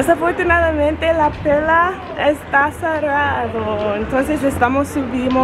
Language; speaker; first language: Spanish; non-native, learner; English